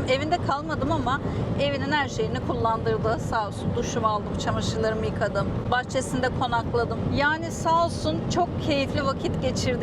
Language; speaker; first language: Turkish; native; Turkish